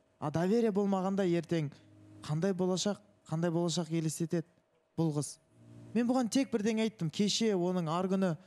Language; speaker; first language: Kazakh; non-native, local second language; Russian